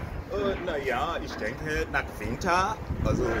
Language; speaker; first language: German; non-native, fluent; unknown